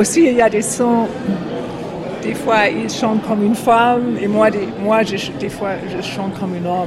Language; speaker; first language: French; non-native, fluent; German